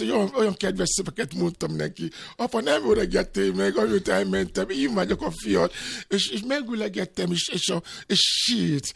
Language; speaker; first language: Hungarian; non-native, fluent; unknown